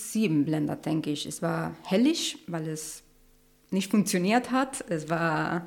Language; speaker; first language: German; non-native, learner; Spanish